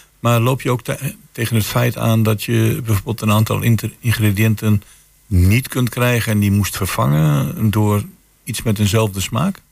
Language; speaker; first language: Dutch; native; Dutch